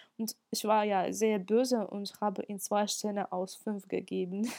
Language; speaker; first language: German; non-native, fluent; Russian